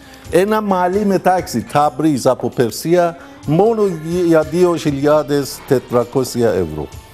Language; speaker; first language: Greek; non-native, learner; Persian